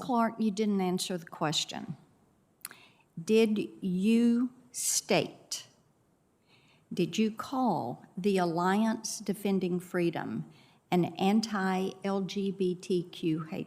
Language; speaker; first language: English; native; English